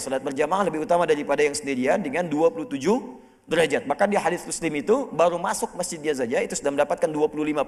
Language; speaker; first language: Indonesian; native; Indonesian